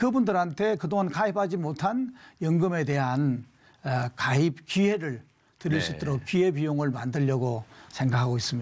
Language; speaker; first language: Korean; native; Korean